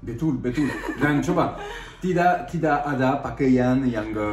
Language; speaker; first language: Indonesian; non-native, fluent; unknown